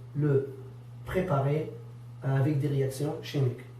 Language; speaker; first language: French; non-native, local second language; Arabic